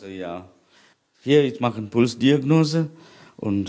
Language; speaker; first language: German; non-native, learner; Sinhala